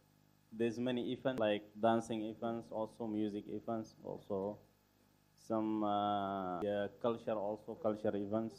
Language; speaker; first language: English; non-native, learner; Arabic